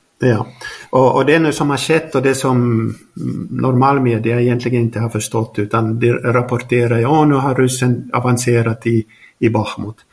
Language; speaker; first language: Swedish; native; Swedish